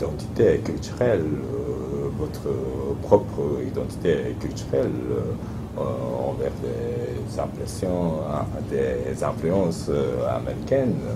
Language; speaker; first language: French; non-native, fluent; Japanese